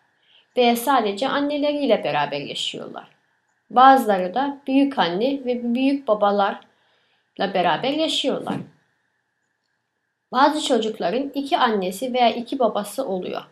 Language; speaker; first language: Turkish; early bilingual, other home language; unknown